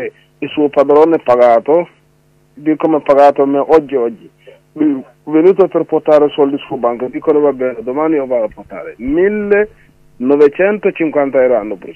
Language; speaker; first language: Italian; non-native, learner; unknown